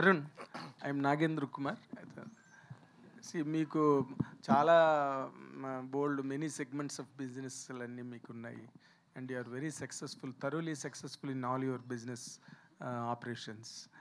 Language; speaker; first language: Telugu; native; Telugu